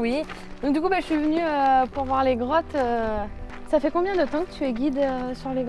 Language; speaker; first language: French; native; French